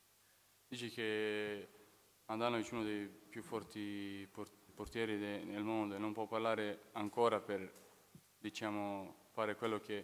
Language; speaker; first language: Italian; non-native, fluent; Serbian